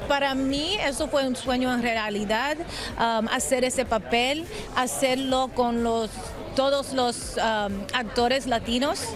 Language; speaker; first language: Spanish; early bilingual, other home language; English